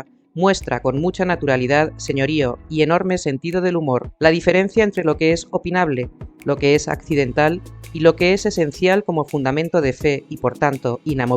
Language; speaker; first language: Spanish; native; Spanish